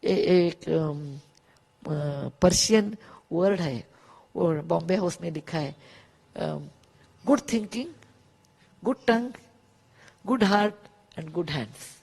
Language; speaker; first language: Hindi; non-native, local second language; Kannada